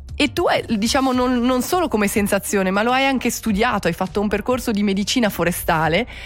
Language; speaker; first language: Italian; native; Italian